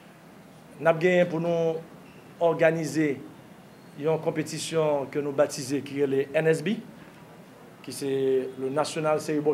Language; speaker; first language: French; non-native, local second language; Haitian Creole